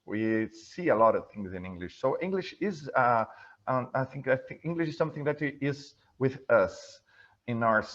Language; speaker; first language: English; non-native, fluent; Portuguese